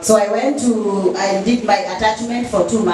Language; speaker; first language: English; non-native, fluent; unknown